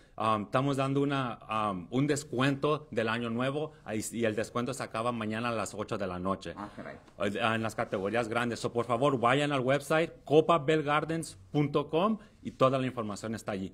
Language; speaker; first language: Spanish; early bilingual, heritage; Spanish